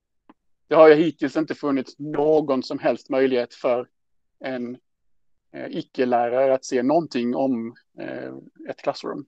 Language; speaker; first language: Swedish; native; Swedish